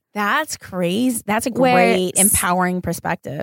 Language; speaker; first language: English; native; English